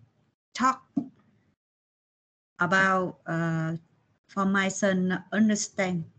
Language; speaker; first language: English; non-native, learner; Vietnamese